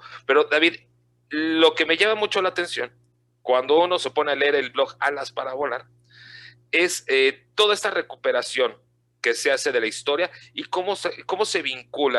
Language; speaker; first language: Spanish; native; Spanish